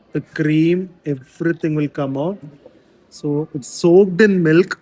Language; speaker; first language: English; non-native, local second language; Malayalam